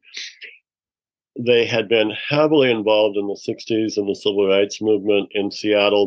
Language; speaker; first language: English; native; English